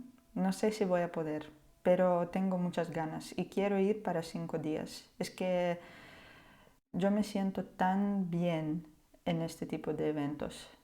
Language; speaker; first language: Spanish; non-native, fluent; Ukrainian